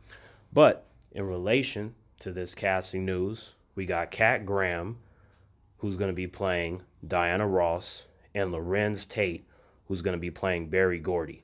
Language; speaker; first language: English; native; English